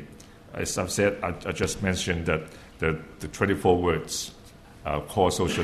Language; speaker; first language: English; non-native, local second language; Cantonese